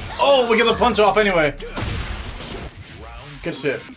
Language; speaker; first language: English; native; English